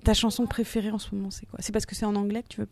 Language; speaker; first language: French; native; French